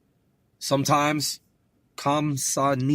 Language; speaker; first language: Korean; non-native, learner; English